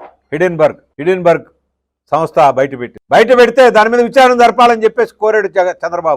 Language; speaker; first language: Telugu; native; Telugu